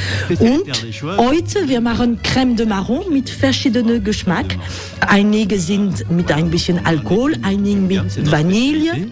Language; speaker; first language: German; non-native, learner; French